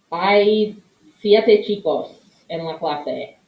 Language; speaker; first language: Spanish; non-native, fluent; English